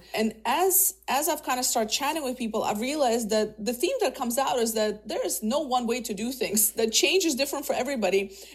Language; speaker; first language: English; early bilingual, other home language; Russian